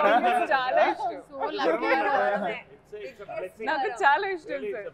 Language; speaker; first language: Telugu; non-native, learner; Hindi